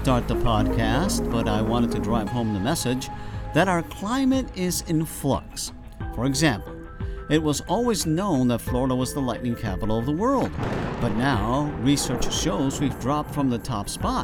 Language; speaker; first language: English; native; English